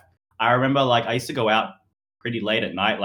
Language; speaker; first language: English; native; English